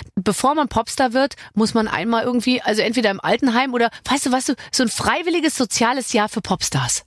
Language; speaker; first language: German; native; German